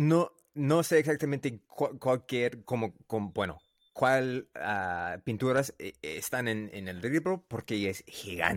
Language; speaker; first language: Spanish; non-native, learner; English